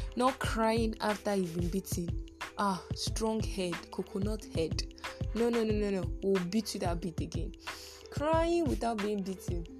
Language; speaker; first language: English; non-native, local second language; Yoruba